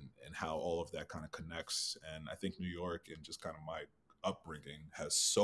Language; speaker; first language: English; native; English